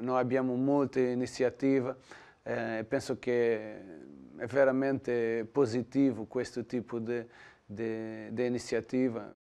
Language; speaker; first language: Italian; non-native, learner; Portuguese